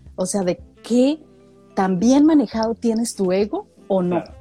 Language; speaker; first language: Spanish; native; Spanish